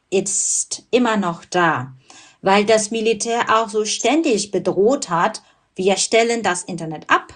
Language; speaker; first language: German; non-native, fluent; Burmese